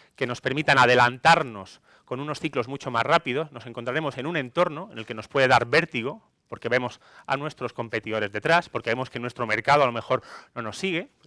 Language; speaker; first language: Spanish; non-native, fluent; Greek